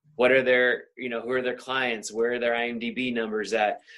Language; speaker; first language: English; native; English